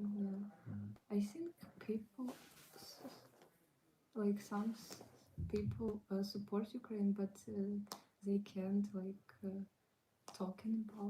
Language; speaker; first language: English; non-native, learner; Ukrainian